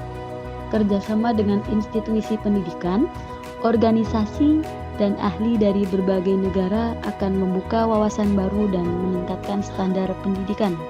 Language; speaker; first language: Indonesian; native; Indonesian